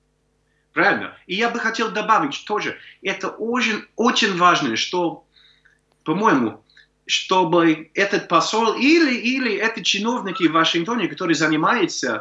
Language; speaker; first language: Russian; non-native, fluent; English